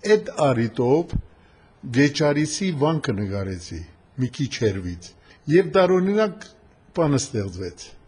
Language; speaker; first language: Armenian; early bilingual, heritage; Armenian